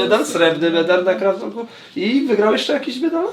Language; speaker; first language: Polish; native; Polish